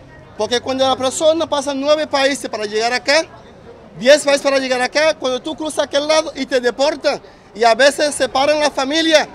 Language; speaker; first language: Spanish; non-native, fluent; Haitian Creole